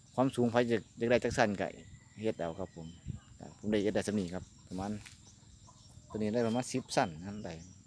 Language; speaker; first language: Thai; native; Thai